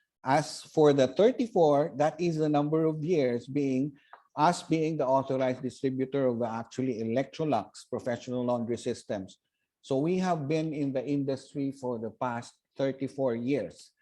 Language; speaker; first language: English; non-native, local second language; Filipino